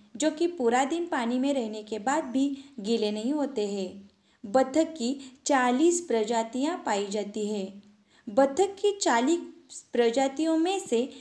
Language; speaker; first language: Hindi; non-native, local second language; Marathi